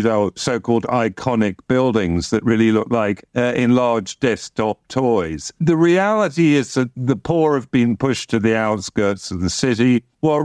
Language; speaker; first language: English; native; English